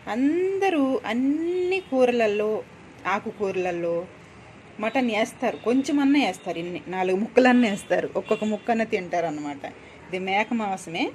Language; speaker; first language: Telugu; non-native, local second language; Urdu